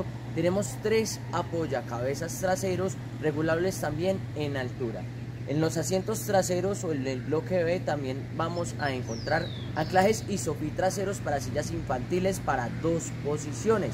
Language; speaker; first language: Spanish; native; Spanish